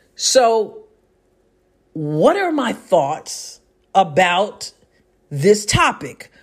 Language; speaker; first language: English; native; English